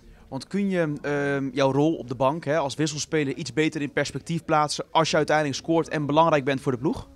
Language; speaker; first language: Dutch; native; Dutch